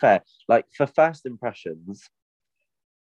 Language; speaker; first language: English; native; English